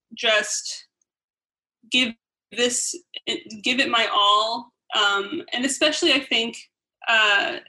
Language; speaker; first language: English; native; English